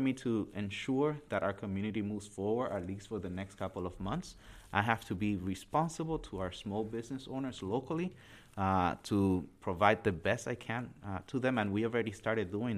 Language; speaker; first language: English; non-native, fluent; Spanish